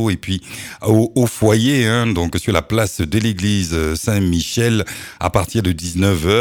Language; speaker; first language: French; native; French